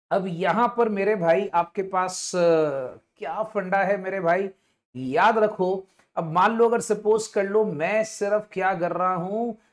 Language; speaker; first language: Hindi; non-native, local second language; Punjabi